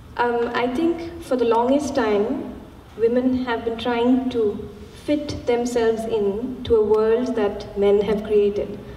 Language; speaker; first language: English; non-native, local second language; Malayalam